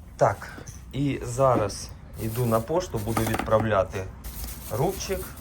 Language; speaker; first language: Ukrainian; non-native, local second language; Russian